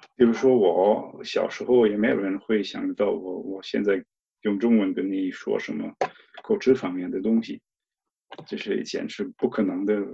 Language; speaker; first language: Chinese; non-native, fluent; German